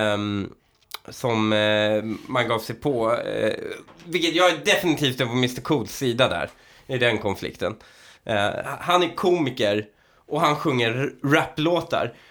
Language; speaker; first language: Swedish; early bilingual, other home language; Persian